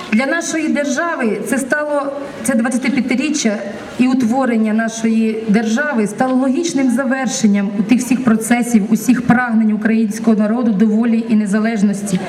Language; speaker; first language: Ukrainian; native; Ukrainian